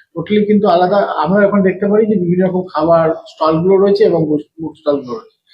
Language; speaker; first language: Bangla; native; Bangla